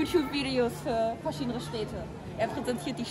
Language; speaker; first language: German; native; German